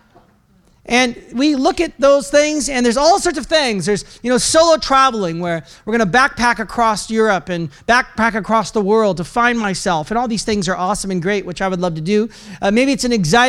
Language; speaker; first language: English; native; English